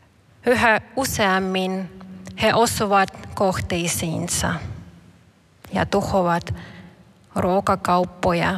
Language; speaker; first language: Finnish; non-native, fluent; Ukrainian